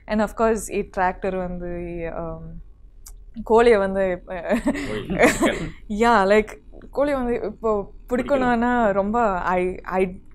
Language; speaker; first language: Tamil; non-native, learner; Kodava